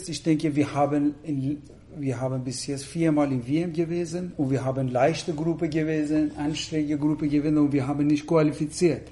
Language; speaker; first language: German; non-native, fluent; Persian